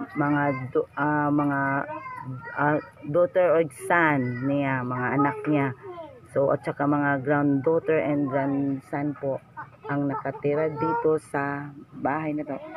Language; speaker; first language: Filipino; non-native, local second language; Cebuano